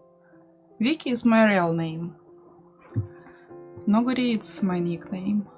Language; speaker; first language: English; non-native, learner; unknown